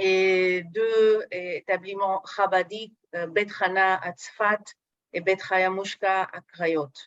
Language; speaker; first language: French; non-native, fluent; Hebrew